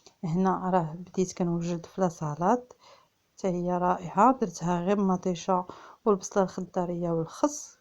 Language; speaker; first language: Arabic; native; Arabic